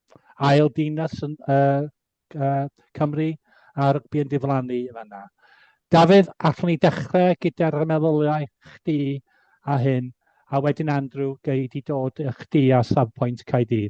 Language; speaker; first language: Welsh; non-native, fluent; English